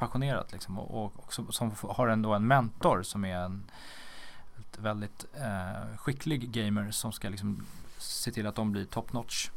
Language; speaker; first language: Swedish; native; Swedish